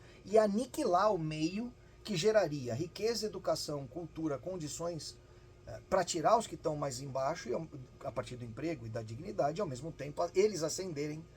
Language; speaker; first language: Portuguese; native; Portuguese